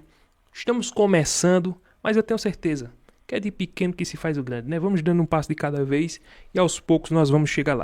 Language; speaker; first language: Portuguese; native; Portuguese